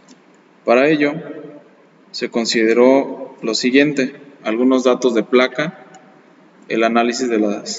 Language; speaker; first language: Spanish; native; Spanish